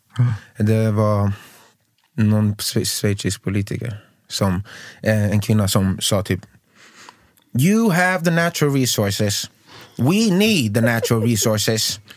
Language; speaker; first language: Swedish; native; Swedish